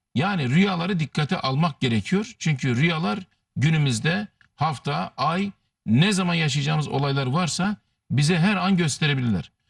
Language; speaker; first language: Turkish; native; Turkish